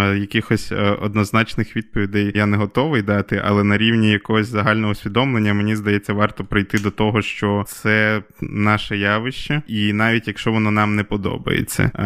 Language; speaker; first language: Ukrainian; native; Ukrainian